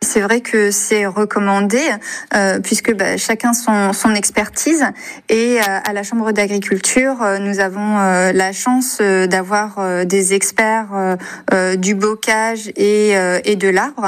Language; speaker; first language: French; native; French